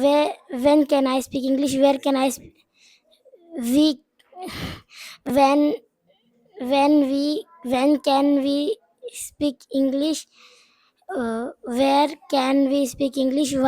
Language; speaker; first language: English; non-native, learner; Hindi